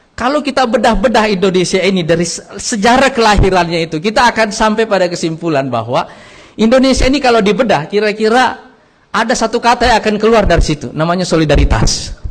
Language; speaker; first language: Indonesian; non-native, local second language; Buginese